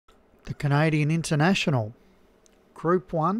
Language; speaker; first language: English; native; English